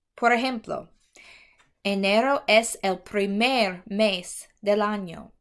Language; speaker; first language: Spanish; non-native, fluent; English